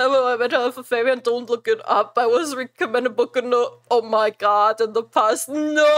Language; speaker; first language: English; non-native, fluent; German